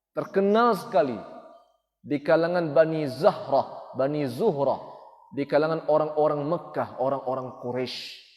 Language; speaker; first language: Malay; native; Malay